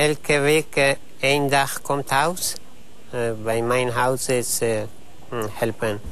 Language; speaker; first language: Dutch; non-native, learner; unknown